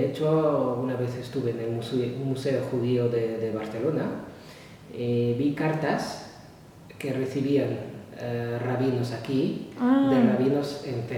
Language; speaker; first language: Spanish; non-native, fluent; Arabic